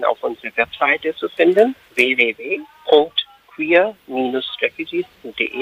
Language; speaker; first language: German; non-native, fluent; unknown